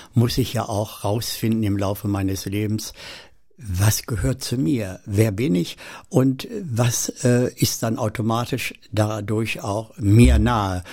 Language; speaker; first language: German; native; German